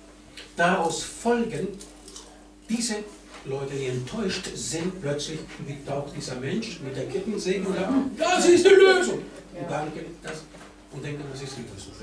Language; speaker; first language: German; non-native, fluent; Spanish